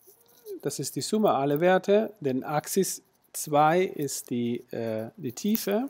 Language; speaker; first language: German; non-native, fluent; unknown